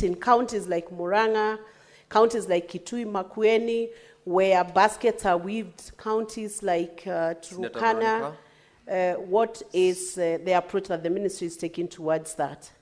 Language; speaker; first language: English; non-native, local second language; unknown